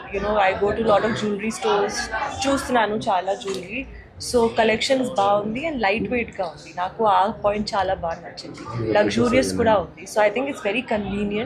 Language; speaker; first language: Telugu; non-native, fluent; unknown